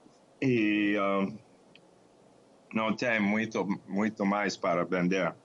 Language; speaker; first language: Portuguese; non-native, fluent; English